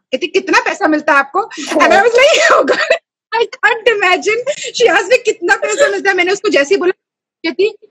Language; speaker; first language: Hindi; native; Hindi